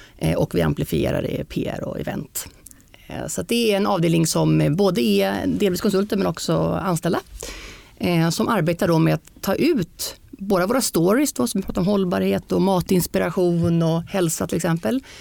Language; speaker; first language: Swedish; native; Swedish